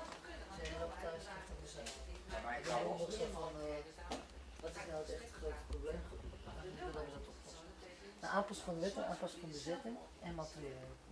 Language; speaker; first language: Dutch; non-native, local second language; Western Frisian